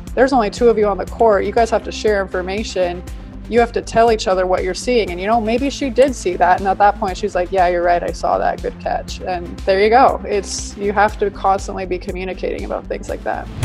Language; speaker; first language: English; native; English